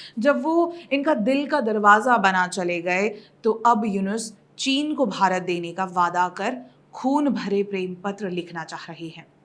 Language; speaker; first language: Hindi; native; Hindi